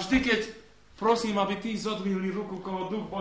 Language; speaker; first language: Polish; non-native, learner; Slovak